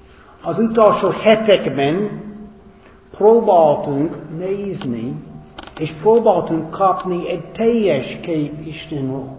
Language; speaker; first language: Hungarian; non-native, fluent; English